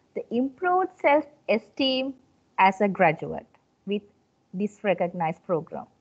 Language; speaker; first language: English; non-native, local second language; Sinhala